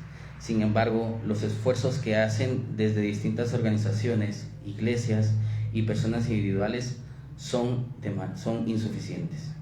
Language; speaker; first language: Spanish; native; Spanish